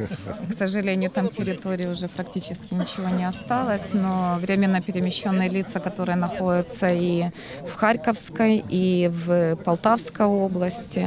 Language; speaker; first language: Russian; native; Russian